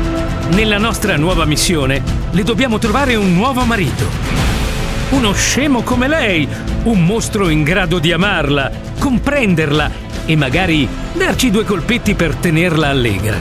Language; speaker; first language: Italian; native; Italian